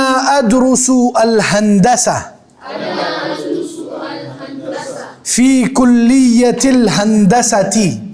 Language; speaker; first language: Arabic; non-native, fluent; Urdu